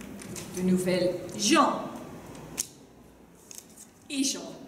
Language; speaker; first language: French; non-native, learner; Dutch